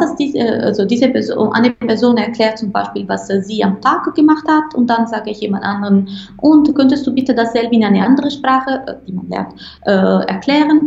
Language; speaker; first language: German; non-native, fluent; Italian